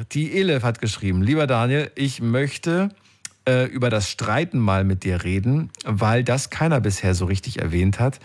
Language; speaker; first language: German; native; German